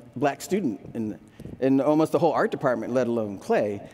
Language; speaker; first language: English; native; English